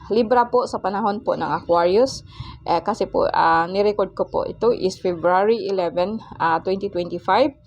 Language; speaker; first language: Filipino; non-native, local second language; Cebuano